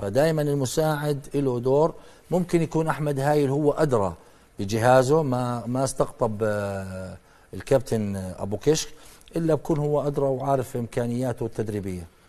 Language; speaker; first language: Arabic; native; Arabic